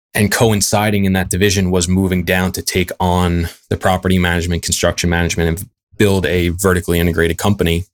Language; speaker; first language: English; native; English